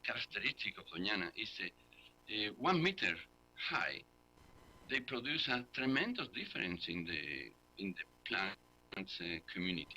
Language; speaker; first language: English; non-native, learner; Spanish